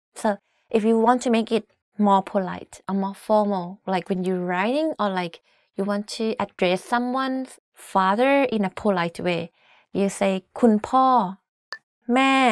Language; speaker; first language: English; non-native, fluent; Thai